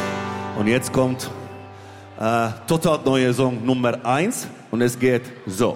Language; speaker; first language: German; non-native, learner; Finnish